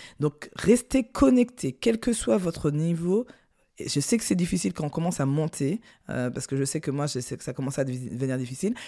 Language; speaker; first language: French; native; French